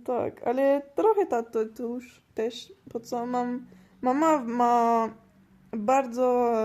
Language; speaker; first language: Polish; early bilingual, heritage; French